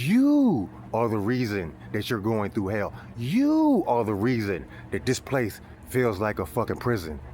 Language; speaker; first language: English; native; English